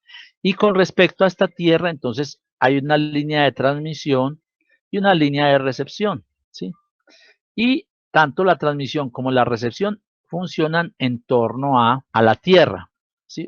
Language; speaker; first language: Spanish; native; Spanish